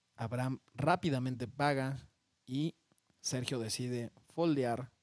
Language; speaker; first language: Spanish; native; Spanish